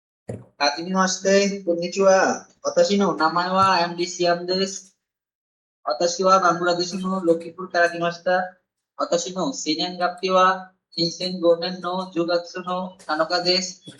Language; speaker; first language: Japanese; non-native, learner; Bangla